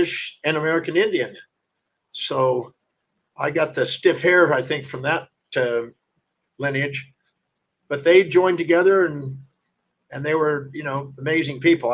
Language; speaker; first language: English; native; English